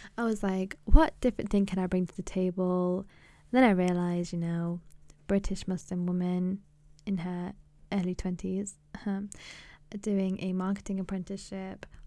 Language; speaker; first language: English; early bilingual, other home language; Punjabi